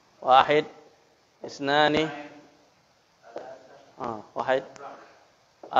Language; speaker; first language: Arabic; non-native, fluent; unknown